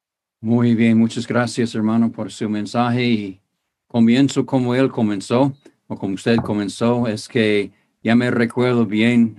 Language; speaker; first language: Spanish; non-native, fluent; English